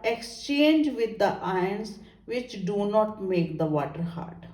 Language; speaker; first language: English; non-native, local second language; Punjabi